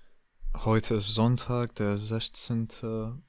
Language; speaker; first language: German; non-native, learner; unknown